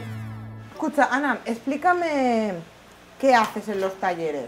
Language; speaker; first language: Spanish; native; Spanish